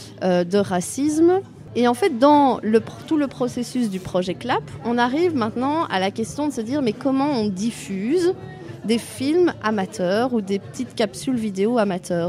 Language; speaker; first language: French; native; French